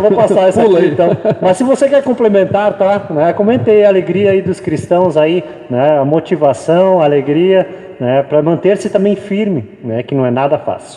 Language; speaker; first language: Portuguese; native; Portuguese